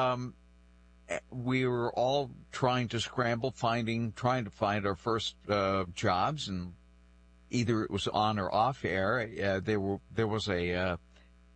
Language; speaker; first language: English; non-native, local second language; French